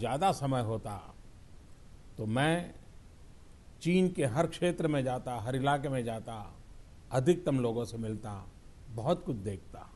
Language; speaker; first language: Hindi; non-native, local second language; Gujarati